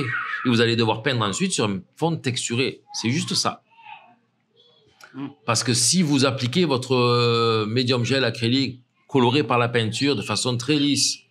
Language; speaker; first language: French; native; French